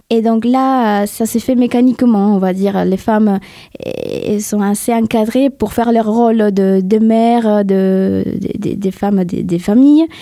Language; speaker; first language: French; non-native, fluent; Spanish